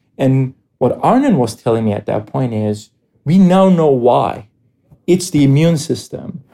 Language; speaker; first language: English; non-native, fluent; Greek